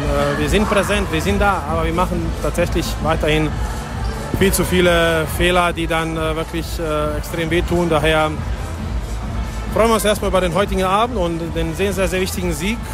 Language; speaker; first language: German; native; German